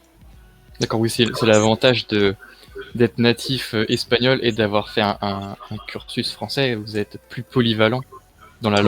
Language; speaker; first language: French; native; French